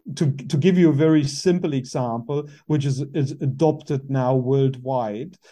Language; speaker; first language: English; non-native, fluent; German